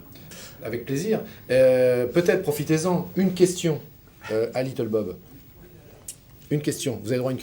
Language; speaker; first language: French; native; French